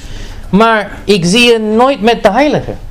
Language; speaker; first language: Dutch; non-native, fluent; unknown